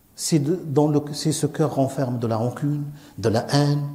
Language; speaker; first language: French; non-native, local second language; Arabic